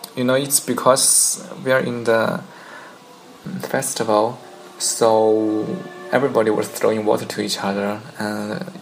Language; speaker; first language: English; non-native, fluent; Chinese